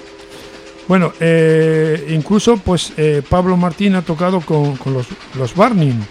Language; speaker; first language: Spanish; native; Spanish